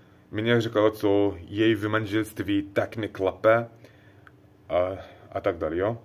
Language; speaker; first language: Czech; non-native, learner; Arabic